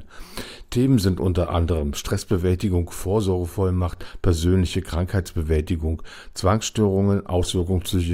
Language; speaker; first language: German; native; German